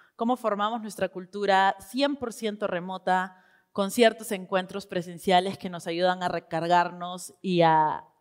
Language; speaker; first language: Spanish; native; Spanish